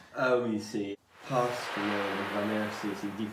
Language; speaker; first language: French; non-native, learner; English